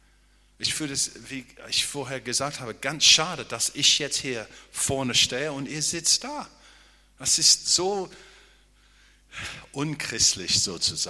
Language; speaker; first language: German; non-native, fluent; English